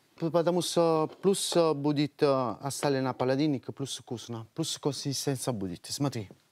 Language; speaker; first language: Russian; non-native, learner; Italian